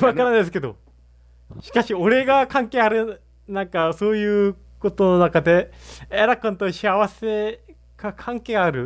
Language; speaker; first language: Japanese; native; Japanese